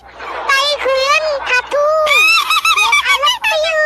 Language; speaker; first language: English; non-native, learner; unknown